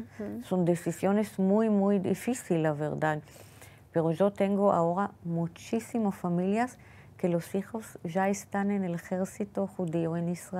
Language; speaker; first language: Spanish; non-native, fluent; Hebrew